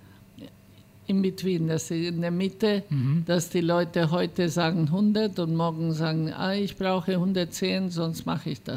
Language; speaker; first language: German; non-native, fluent; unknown